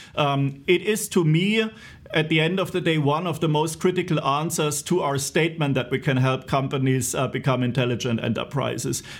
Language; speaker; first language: English; non-native, fluent; German